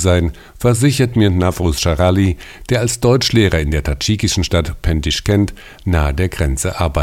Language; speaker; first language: German; native; German